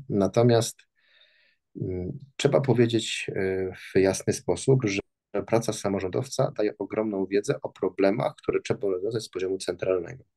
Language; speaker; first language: Polish; native; Polish